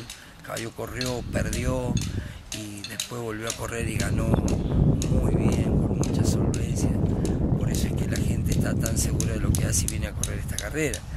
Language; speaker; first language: Spanish; native; Spanish